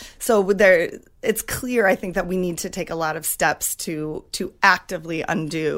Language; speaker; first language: English; native; English